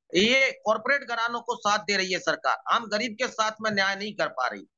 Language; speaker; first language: Hindi; native; Hindi